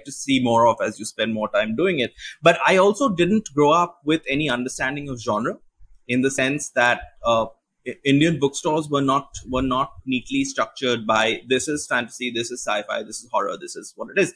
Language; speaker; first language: English; non-native, local second language; Bangla